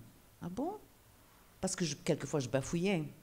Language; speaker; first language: French; non-native, fluent; English